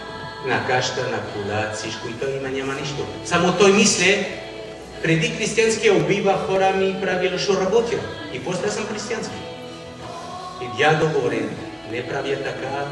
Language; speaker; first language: Bulgarian; non-native, learner; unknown